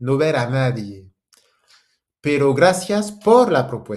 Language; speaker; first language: Spanish; non-native, fluent; French